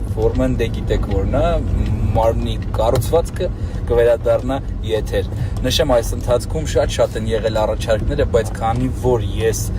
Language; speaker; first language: Armenian; native; Armenian